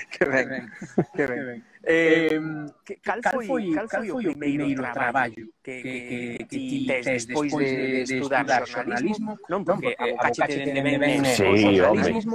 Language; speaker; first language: Galician; non-native, local second language; Spanish